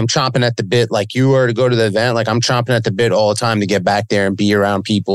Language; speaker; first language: English; native; English